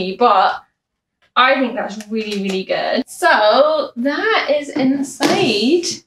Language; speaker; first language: English; native; English